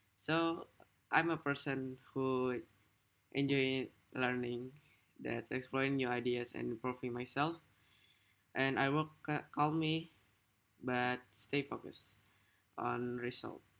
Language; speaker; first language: English; non-native, learner; Indonesian